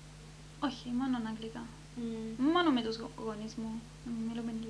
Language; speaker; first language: Greek; early bilingual, heritage; Greek